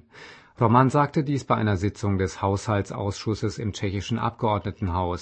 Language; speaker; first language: German; native; German